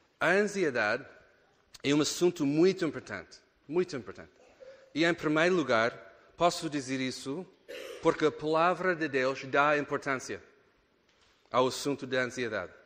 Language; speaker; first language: Portuguese; non-native, fluent; English